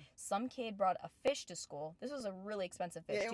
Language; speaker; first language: English; native; English